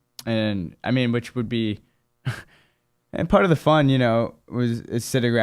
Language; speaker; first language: English; native; English